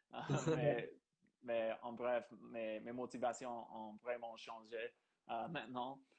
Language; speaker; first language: French; non-native, fluent; English